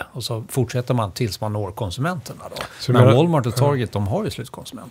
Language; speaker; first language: Swedish; native; Swedish